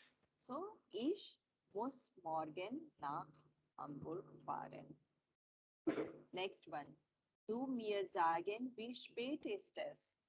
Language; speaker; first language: German; non-native, learner; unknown